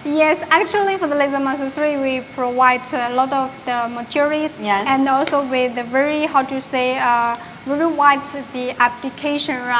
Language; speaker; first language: English; non-native, fluent; Chinese